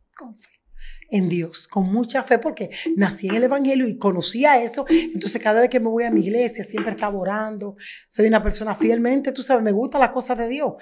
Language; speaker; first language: Spanish; native; Spanish